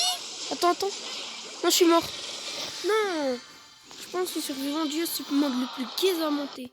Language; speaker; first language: French; native; French